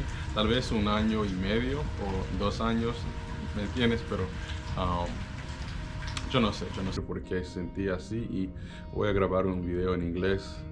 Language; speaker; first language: Spanish; non-native, learner; English